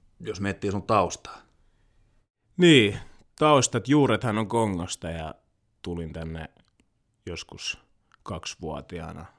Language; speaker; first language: Finnish; early bilingual, other home language; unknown